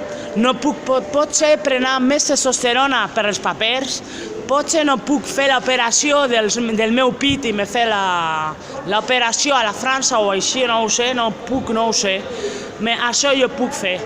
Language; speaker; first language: Catalan; non-native, local second language; Spanish